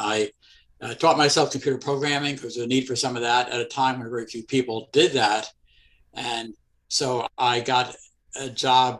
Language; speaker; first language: English; native; English